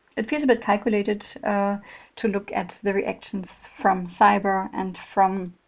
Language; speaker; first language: English; non-native, fluent; German